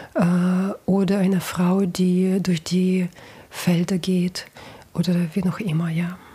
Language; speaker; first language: German; non-native, fluent; Russian